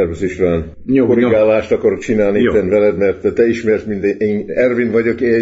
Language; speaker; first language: Hungarian; early bilingual, heritage; Hungarian